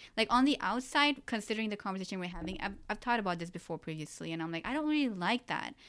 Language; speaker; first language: English; early bilingual, other home language; Urdu